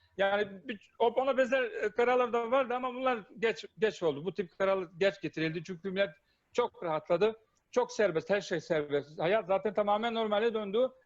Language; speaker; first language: Turkish; non-native, fluent; Bosnian